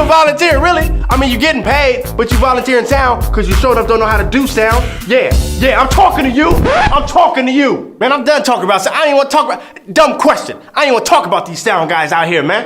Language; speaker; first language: English; native; English